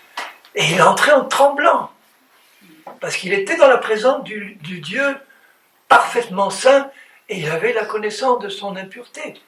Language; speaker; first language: French; native; French